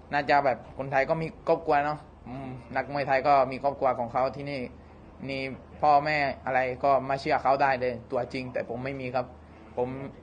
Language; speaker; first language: Thai; non-native, fluent; Spanish